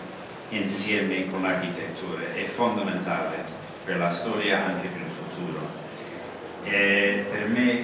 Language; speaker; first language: Italian; non-native, learner; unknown